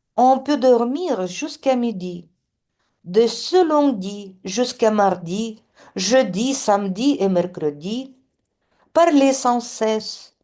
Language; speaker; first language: French; non-native, learner; Russian